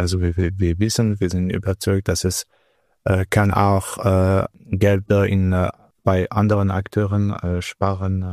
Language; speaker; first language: German; non-native, local second language; French